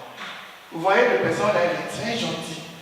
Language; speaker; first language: French; non-native, learner; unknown